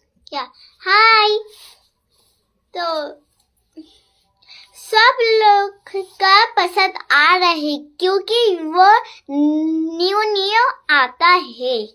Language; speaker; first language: Hindi; non-native, local second language; Bangla